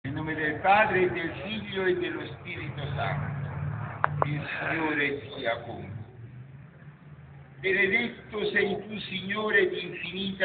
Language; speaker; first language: Italian; native; Italian